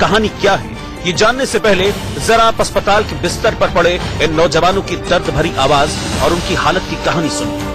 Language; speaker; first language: Hindi; native; Hindi